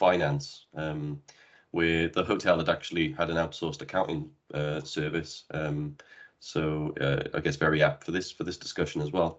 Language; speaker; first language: English; native; English